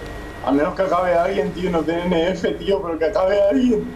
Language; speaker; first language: Spanish; native; Spanish